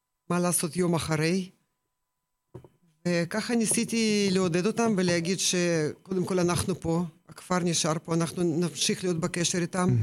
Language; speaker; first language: Hebrew; non-native, fluent; Russian